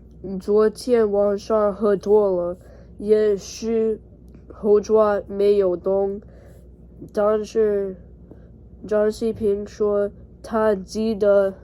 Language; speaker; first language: Chinese; non-native, learner; English